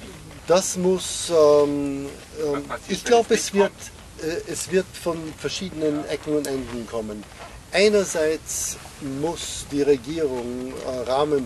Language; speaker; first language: German; non-native, fluent; English